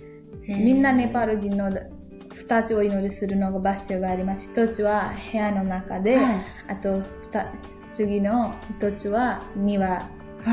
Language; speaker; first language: Japanese; non-native, learner; Nepali